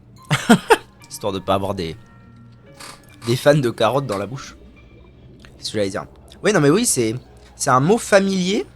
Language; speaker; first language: French; native; French